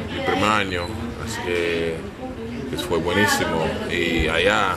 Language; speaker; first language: Spanish; non-native, learner; English